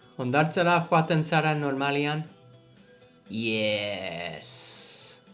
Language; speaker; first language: Basque; non-native, learner; English